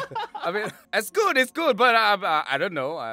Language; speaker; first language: English; non-native, learner; Korean